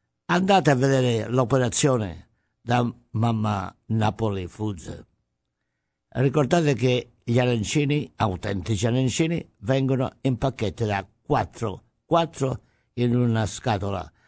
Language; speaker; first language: Italian; native; Italian